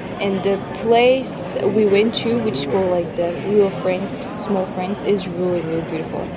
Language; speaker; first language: English; non-native, fluent; French